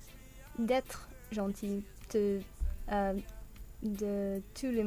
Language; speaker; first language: French; non-native, learner; English